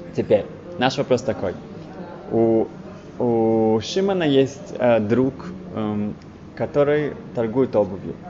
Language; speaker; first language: Russian; early bilingual, heritage; Russian